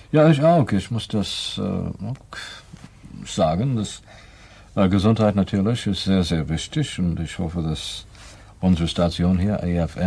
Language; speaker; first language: German; non-native, learner; English